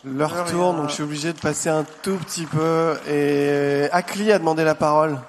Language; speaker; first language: French; native; French